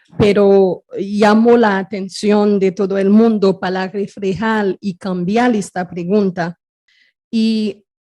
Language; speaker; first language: Spanish; non-native, fluent; Haitian Creole